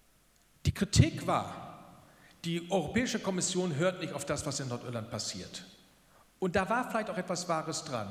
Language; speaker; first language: German; native; German